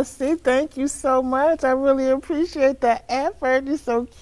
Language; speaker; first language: English; native; English